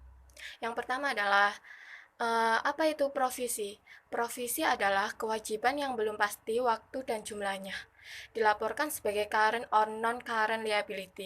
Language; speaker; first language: Indonesian; native; Indonesian